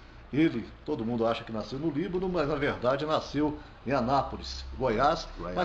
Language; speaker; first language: Portuguese; native; Portuguese